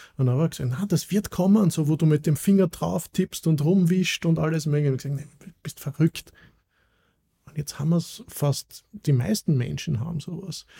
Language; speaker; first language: German; native; German